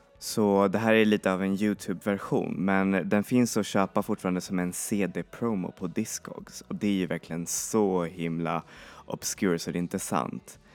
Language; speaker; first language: Swedish; native; Swedish